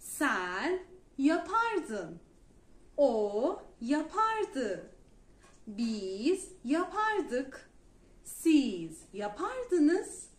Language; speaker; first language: Turkish; non-native, fluent; Persian